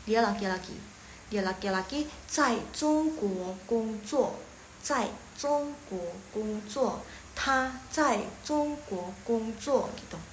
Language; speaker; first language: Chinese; non-native, fluent; Indonesian